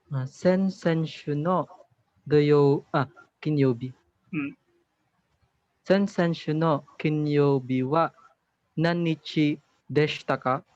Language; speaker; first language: Japanese; non-native, learner; Filipino